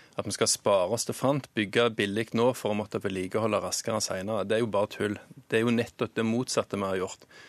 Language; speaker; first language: Norwegian; native; Norwegian